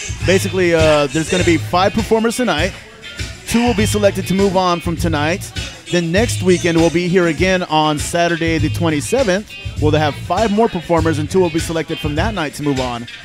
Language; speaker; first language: English; native; English